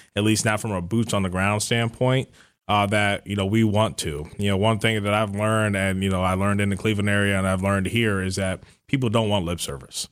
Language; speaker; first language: English; native; English